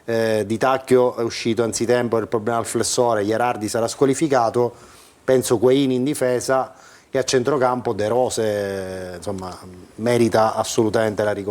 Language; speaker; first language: Italian; native; Italian